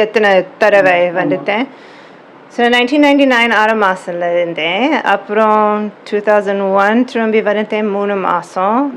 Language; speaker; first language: Tamil; non-native, learner; English